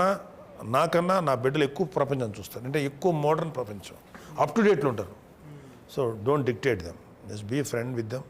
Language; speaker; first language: Telugu; native; Telugu